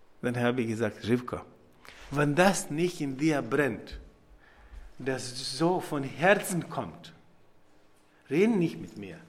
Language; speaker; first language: German; non-native, fluent; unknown